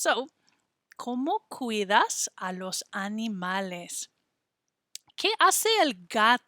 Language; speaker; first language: Spanish; non-native, fluent; English